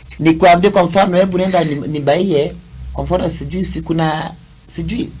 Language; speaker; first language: Swahili; non-native, local second language; Kamba